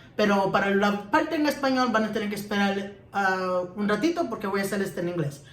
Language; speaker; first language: Spanish; early bilingual, other home language; English